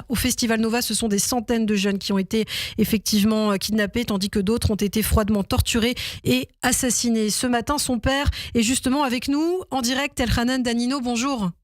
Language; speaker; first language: French; native; French